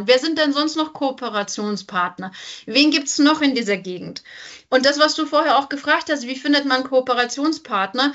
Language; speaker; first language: German; native; German